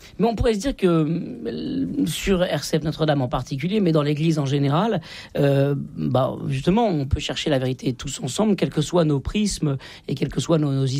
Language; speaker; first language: French; native; French